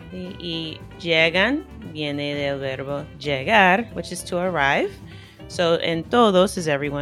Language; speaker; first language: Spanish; non-native, fluent; English